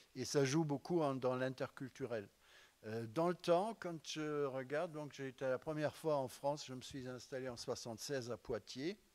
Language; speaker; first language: French; non-native, fluent; German